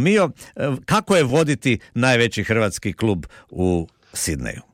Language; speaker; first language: Serbian; native; Serbian